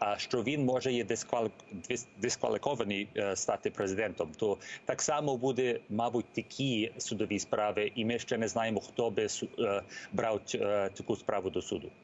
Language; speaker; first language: Ukrainian; early bilingual, heritage; Ukrainian